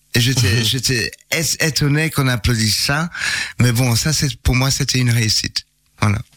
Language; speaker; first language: French; non-native, fluent; English